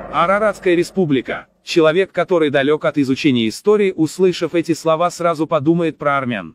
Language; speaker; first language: Russian; non-native, local second language; Azerbaijani